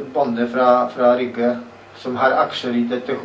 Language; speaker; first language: Norwegian; non-native, learner; Polish